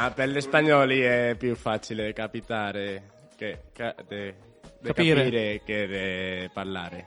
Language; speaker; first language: Italian; non-native, learner; Spanish